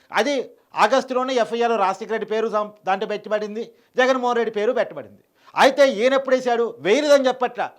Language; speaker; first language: Telugu; native; Telugu